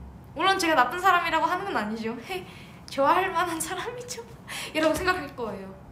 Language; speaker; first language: Korean; early bilingual, heritage; English